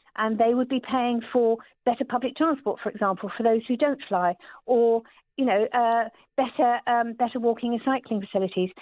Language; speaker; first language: English; native; English